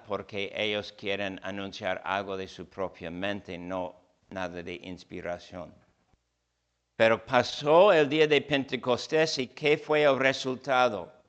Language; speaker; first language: Spanish; non-native, fluent; English